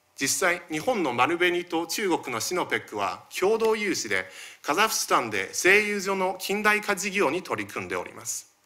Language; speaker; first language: Japanese; early bilingual, other home language; Chinese